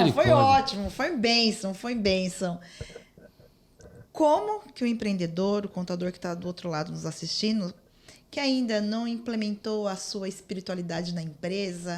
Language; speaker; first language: Portuguese; native; Portuguese